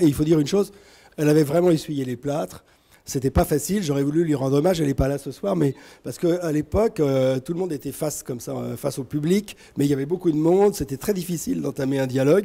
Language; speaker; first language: French; native; French